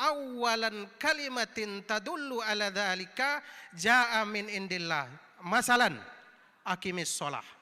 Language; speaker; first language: Arabic; non-native, fluent; Indonesian